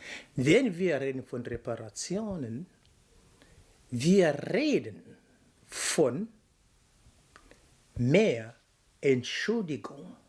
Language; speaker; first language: German; non-native, fluent; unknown